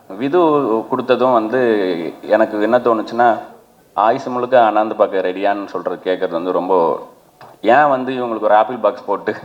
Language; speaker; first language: Tamil; native; Tamil